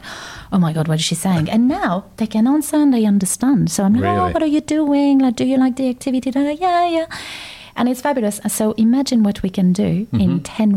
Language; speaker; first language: English; non-native, fluent; French